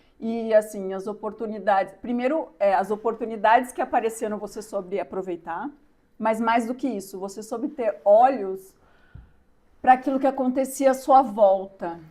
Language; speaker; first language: Portuguese; native; Portuguese